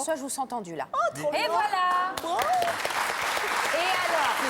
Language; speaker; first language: French; native; French